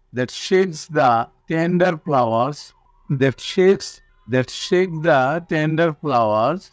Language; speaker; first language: English; non-native, local second language; Bangla